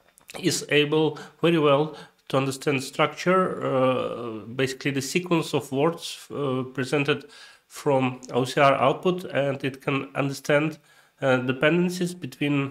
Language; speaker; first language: English; non-native, fluent; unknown